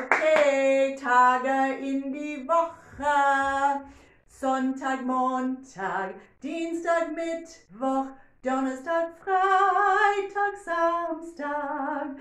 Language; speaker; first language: German; non-native, learner; English